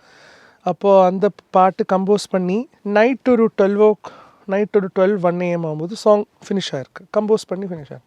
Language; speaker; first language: Tamil; non-native, learner; Malayalam